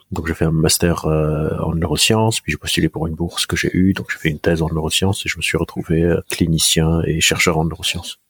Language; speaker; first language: French; non-native, local second language; Arabic